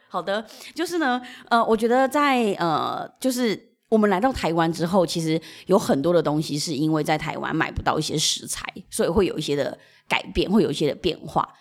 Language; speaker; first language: Chinese; native; Chinese